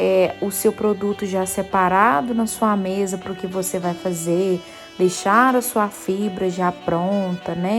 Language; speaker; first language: Portuguese; native; Portuguese